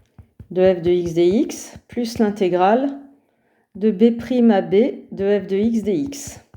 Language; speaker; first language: French; native; French